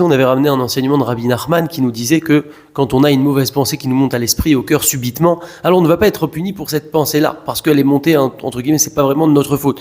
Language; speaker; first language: French; native; French